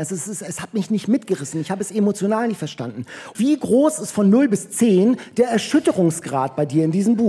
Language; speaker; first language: German; native; German